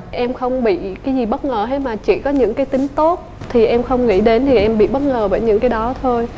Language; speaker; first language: Vietnamese; native; Vietnamese